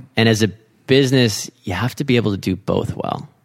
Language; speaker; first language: English; native; English